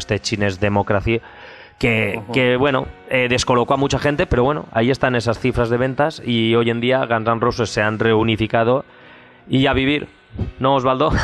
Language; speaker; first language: Spanish; native; Spanish